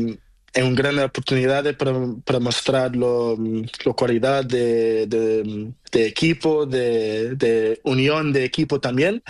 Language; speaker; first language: Spanish; non-native, learner; Portuguese